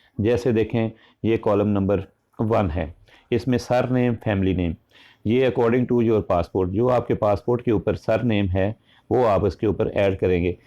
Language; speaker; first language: Urdu; non-native, local second language; Punjabi